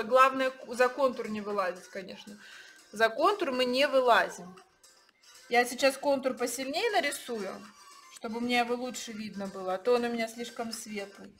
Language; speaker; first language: Russian; native; Russian